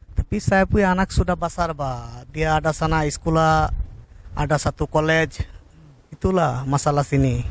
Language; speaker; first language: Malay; non-native, learner; Bangla